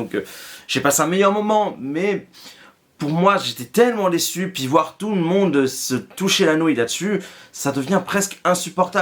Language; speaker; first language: French; native; French